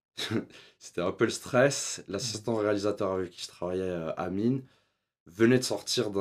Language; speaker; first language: French; native; French